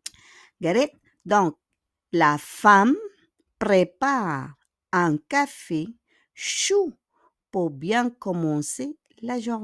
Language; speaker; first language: French; non-native, fluent; Filipino